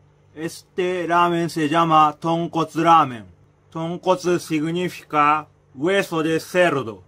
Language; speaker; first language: Spanish; non-native, learner; Japanese